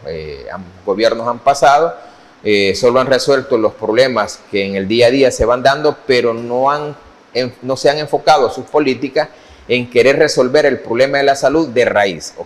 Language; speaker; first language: Spanish; native; Spanish